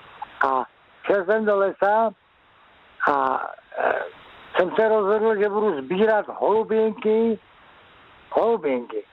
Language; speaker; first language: Czech; native; Czech